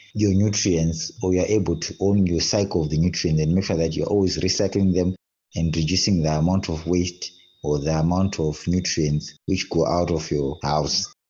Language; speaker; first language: English; non-native, local second language; Shona